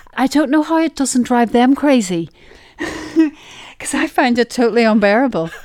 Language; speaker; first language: English; native; English